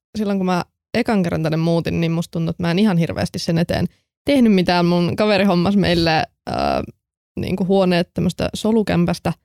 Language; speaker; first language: Finnish; native; Finnish